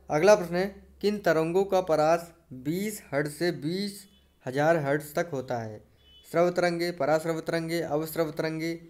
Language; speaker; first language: Hindi; native; Hindi